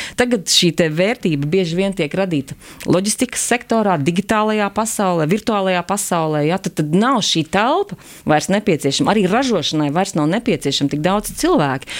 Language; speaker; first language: Latvian; native; Latvian